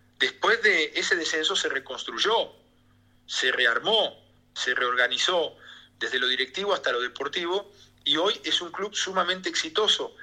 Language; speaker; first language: Spanish; native; Spanish